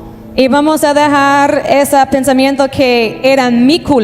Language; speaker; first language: Spanish; native; Spanish